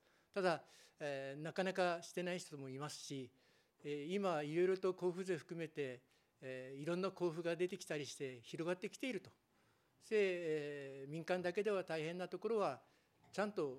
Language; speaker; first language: Japanese; native; Japanese